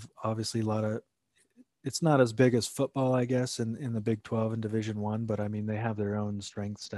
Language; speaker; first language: English; native; English